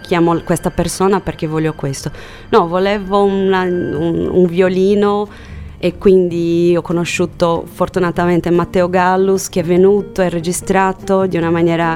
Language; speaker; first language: Italian; non-native, fluent; Portuguese